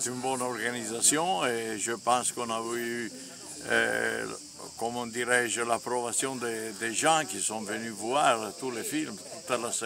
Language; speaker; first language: French; non-native, fluent; Italian